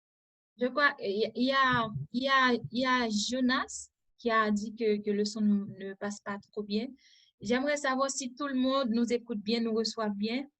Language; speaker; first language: French; non-native, local second language; Haitian Creole